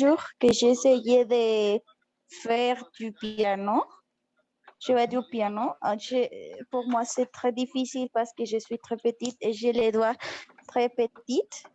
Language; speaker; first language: French; non-native, learner; Spanish